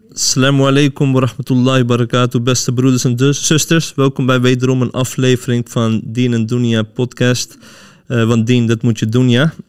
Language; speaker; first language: Dutch; early bilingual, other home language; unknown